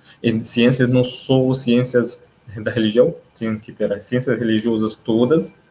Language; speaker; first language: Portuguese; non-native, learner; Arabic